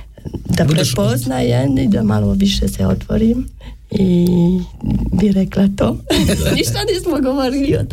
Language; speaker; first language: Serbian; non-native, learner; French